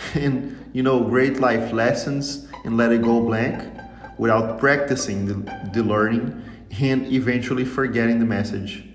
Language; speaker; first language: English; non-native, fluent; Portuguese